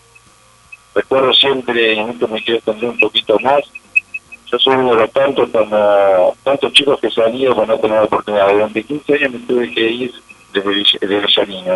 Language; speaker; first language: Spanish; native; Spanish